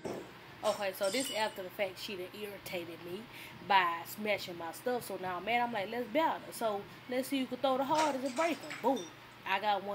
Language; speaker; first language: English; native; English